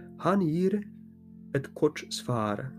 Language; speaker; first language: Norwegian; non-native, fluent; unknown